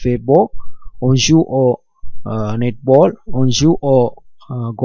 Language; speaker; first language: French; non-native, fluent; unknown